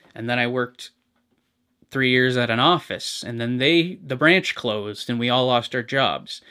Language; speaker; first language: English; native; English